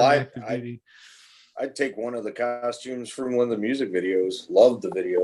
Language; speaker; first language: English; native; English